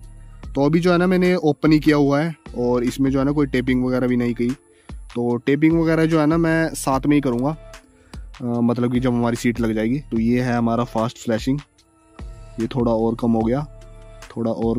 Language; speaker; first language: Hindi; native; Hindi